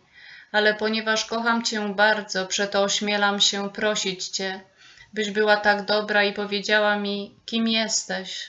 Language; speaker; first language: Polish; native; Polish